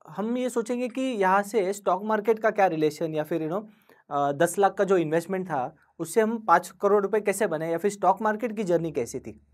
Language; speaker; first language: Hindi; non-native, local second language; Marathi